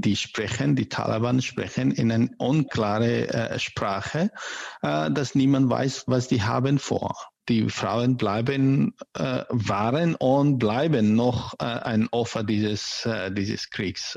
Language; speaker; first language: German; non-native, learner; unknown